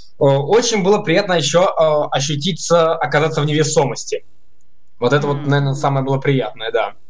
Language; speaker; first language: Russian; native; Russian